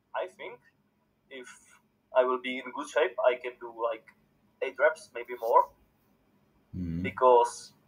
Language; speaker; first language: English; non-native, fluent; Czech